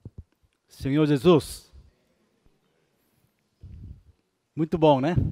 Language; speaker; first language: Portuguese; non-native, fluent; Korean